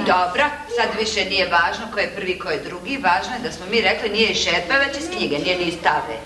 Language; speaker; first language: Serbian; native; Serbian